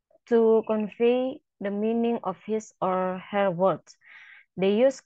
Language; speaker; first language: English; non-native, learner; Indonesian